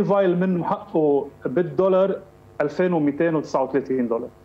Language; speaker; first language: Arabic; native; Arabic